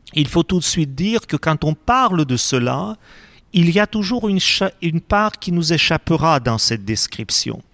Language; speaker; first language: French; non-native, fluent; Russian